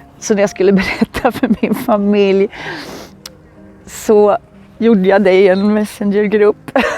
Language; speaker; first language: Swedish; native; Swedish